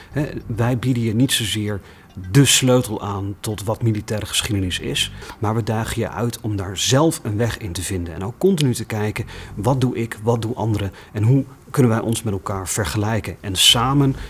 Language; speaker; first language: Dutch; native; Dutch